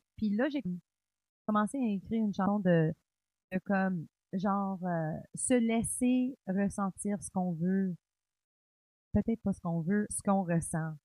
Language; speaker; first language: French; native; French